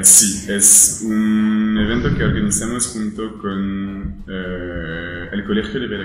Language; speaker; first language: Spanish; non-native, fluent; French